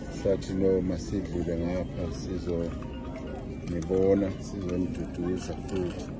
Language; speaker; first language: Zulu; non-native, local second language; Venda